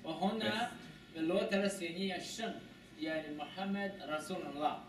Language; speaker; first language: Arabic; non-native, learner; Chinese